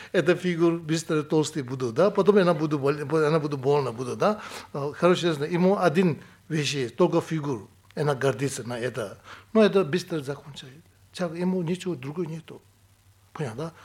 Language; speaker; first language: Russian; non-native, learner; Tibetan